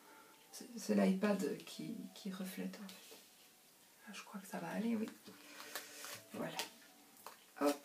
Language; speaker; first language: French; native; French